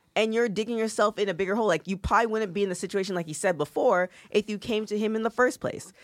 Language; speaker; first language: English; native; English